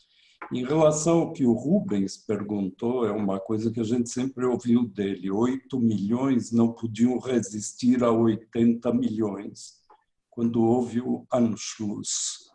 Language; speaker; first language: Portuguese; early bilingual, other home language; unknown